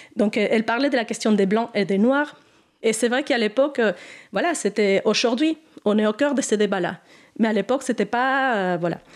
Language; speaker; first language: French; non-native, fluent; Spanish